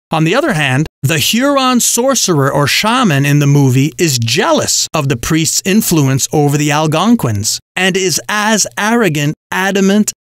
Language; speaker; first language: English; native; English